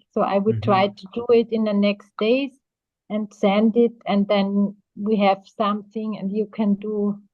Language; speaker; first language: English; non-native, fluent; German